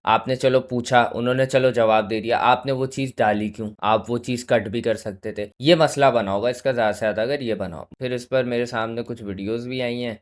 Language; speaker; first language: Urdu; native; Urdu